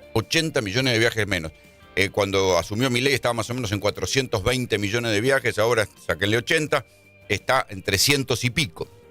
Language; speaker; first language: Spanish; native; Spanish